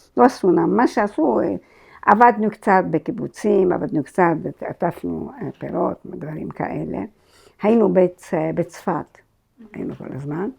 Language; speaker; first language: Hebrew; non-native, fluent; Arabic